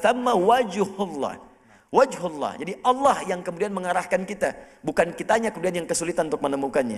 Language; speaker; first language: Indonesian; native; Indonesian